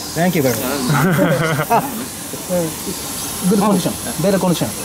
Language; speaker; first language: English; non-native, learner; Japanese